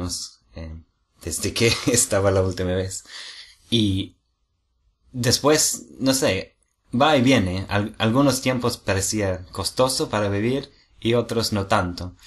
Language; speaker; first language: Spanish; non-native, fluent; English